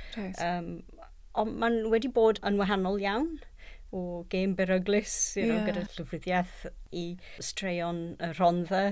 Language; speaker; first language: Welsh; non-native, local second language; English